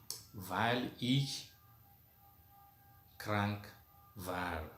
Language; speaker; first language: German; non-native, fluent; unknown